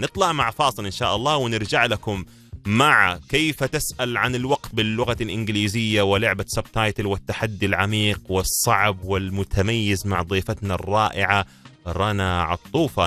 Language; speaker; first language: Arabic; native; Arabic